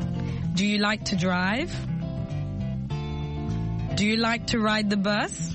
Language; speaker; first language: English; non-native, fluent; French